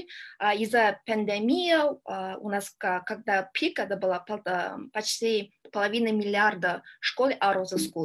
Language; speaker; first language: Russian; non-native, learner; Kyrgyz